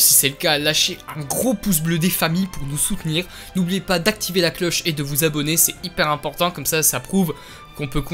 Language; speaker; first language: French; native; French